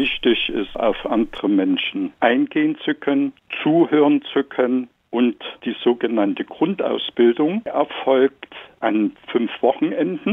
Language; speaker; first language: German; native; German